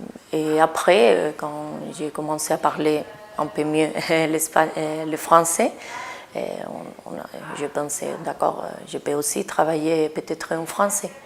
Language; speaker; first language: French; non-native, fluent; Spanish